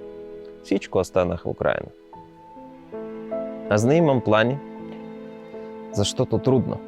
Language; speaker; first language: Bulgarian; non-native, learner; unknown